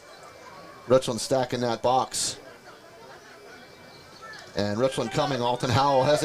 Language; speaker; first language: English; native; English